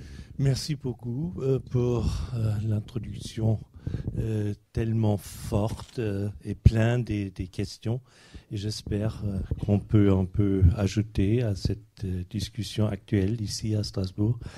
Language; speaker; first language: French; non-native, fluent; German